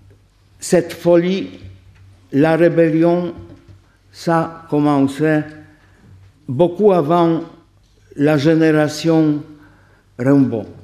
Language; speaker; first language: French; non-native, fluent; Polish